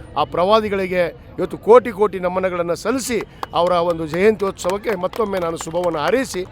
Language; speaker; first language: Kannada; native; Kannada